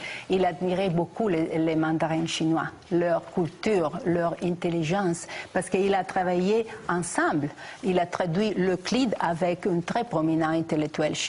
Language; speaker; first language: French; non-native, fluent; Italian